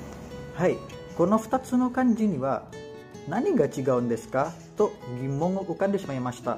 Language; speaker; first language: Japanese; non-native, learner; Indonesian